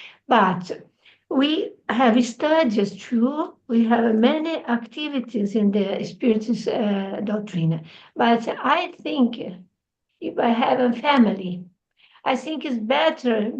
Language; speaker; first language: English; non-native, learner; Portuguese